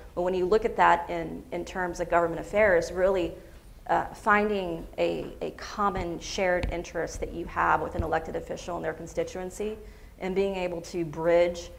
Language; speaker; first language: English; native; English